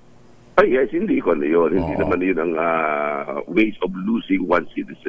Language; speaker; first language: Filipino; native; Filipino